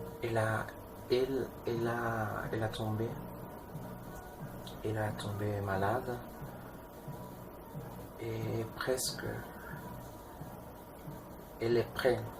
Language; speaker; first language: French; non-native, learner; Spanish